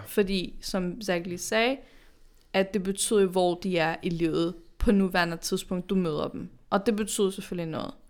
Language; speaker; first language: Danish; early bilingual, other home language; Arabic